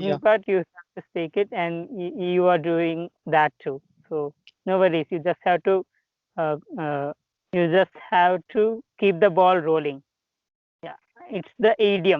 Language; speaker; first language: English; non-native, local second language; Telugu